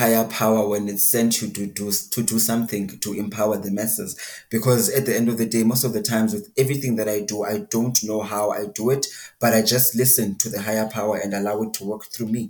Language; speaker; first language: English; non-native, local second language; Xhosa